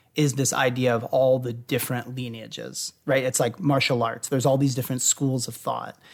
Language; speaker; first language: English; native; English